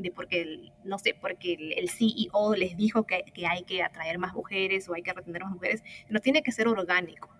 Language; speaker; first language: Spanish; native; Spanish